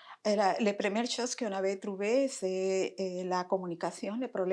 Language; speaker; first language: French; non-native, fluent; Spanish